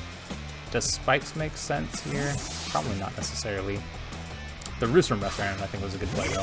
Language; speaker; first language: English; native; English